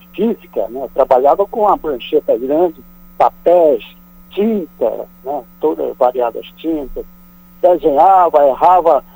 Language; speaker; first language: Portuguese; native; Portuguese